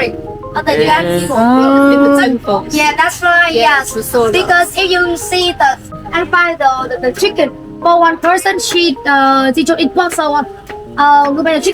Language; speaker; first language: English; non-native, fluent; Vietnamese